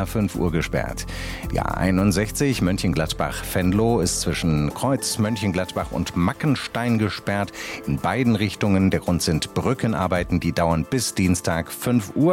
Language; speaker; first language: German; native; German